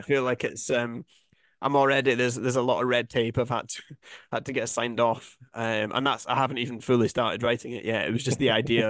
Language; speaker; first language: English; native; English